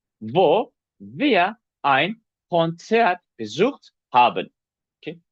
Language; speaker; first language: German; non-native, fluent; Turkish